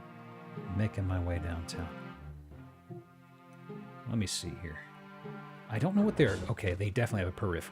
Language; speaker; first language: English; native; English